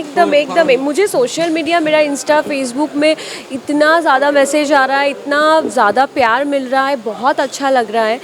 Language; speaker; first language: Hindi; non-native, local second language; Bangla